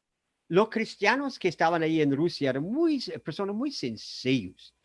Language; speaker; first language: Spanish; non-native, fluent; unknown